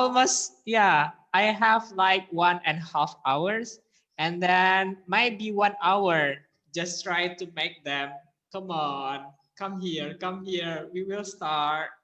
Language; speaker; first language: English; non-native, learner; Indonesian